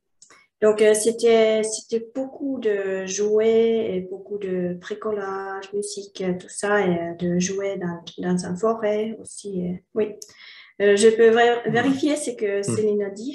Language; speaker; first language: French; non-native, learner; Finnish